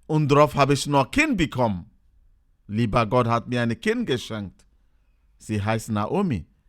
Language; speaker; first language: German; non-native, learner; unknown